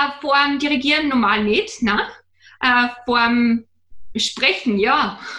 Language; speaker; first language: German; native; German